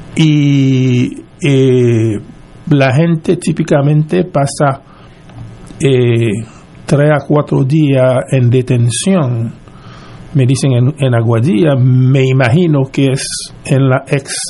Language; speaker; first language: Spanish; non-native, fluent; Haitian Creole